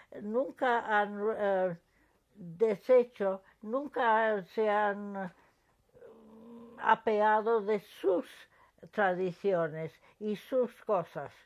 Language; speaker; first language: Spanish; non-native, fluent; English